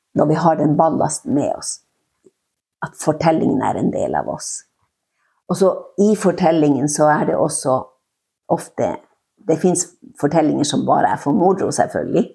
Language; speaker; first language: Norwegian; non-native, local second language; Northern Sami